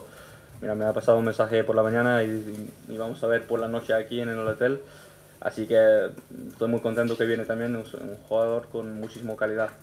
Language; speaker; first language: Spanish; early bilingual, heritage; English